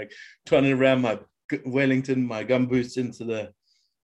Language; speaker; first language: English; native; English